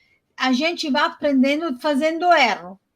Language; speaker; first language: Portuguese; non-native, fluent; Italian